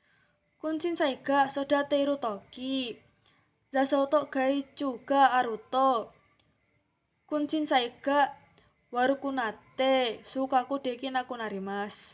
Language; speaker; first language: Japanese; non-native, learner; Indonesian